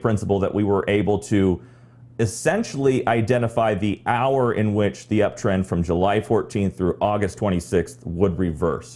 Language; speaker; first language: English; native; English